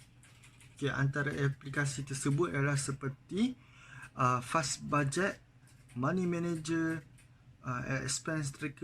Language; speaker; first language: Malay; native; Malay